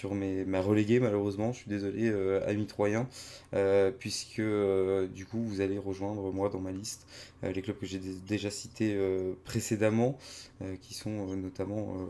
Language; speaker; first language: French; native; French